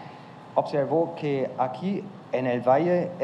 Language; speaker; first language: Spanish; non-native, fluent; German